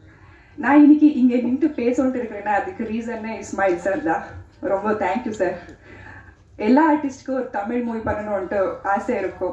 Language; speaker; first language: Tamil; non-native, fluent; Kannada